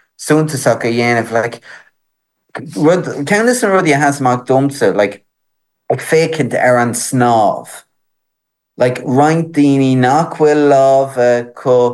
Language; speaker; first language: Irish; non-native, local second language; English